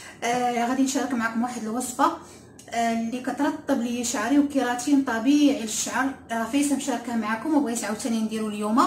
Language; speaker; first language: Arabic; native; Arabic